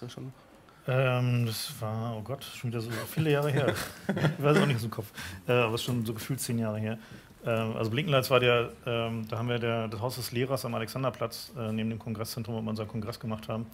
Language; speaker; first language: German; native; German